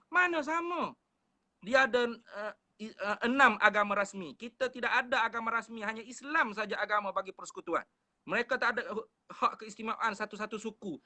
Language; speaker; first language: Malay; native; Malay